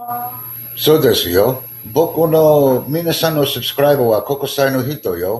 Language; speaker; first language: Japanese; non-native, learner; English